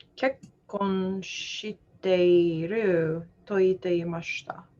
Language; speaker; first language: Japanese; non-native, learner; English